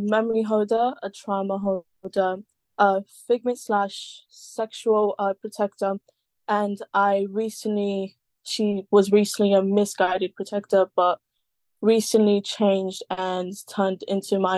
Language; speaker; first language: English; native; English